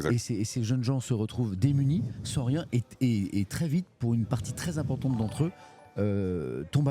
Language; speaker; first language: French; native; French